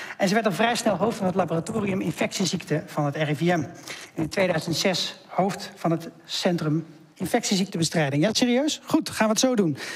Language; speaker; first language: Dutch; native; Dutch